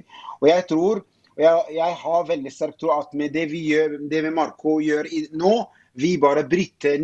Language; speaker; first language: Norwegian; non-native, fluent; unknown